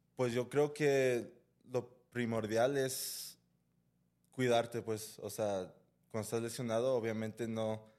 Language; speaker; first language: Spanish; early bilingual, heritage; Spanish